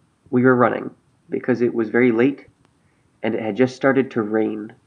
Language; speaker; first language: English; native; English